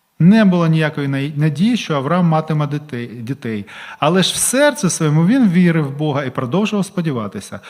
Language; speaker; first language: Ukrainian; non-native, local second language; Russian